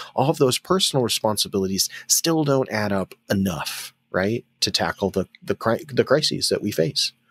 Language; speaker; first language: English; native; English